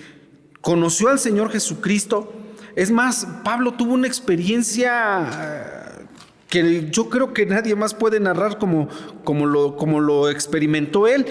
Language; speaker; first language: Spanish; native; Spanish